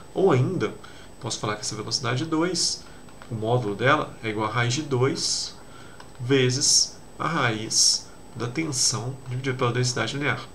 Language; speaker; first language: Portuguese; native; Portuguese